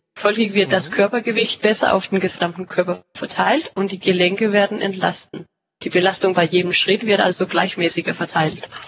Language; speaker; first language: German; non-native, fluent; Danish